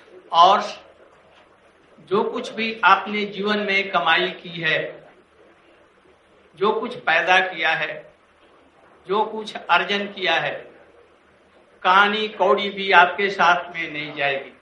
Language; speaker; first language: Hindi; native; Hindi